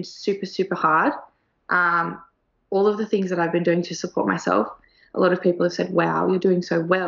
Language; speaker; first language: English; native; English